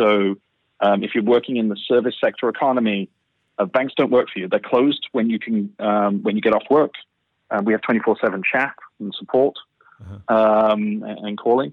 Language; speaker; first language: English; native; English